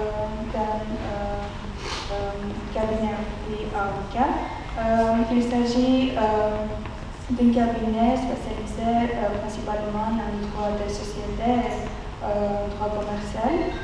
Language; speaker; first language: French; non-native, fluent; Armenian